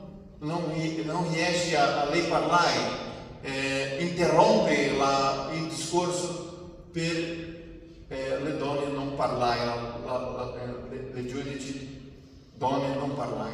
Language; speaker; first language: Italian; non-native, fluent; Portuguese